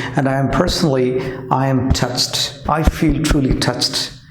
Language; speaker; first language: English; non-native, local second language; Malayalam